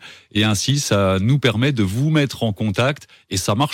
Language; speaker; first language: French; native; French